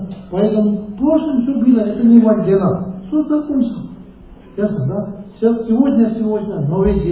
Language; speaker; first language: Russian; non-native, learner; Tibetan